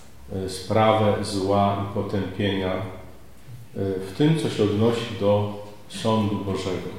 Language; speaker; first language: Polish; native; Polish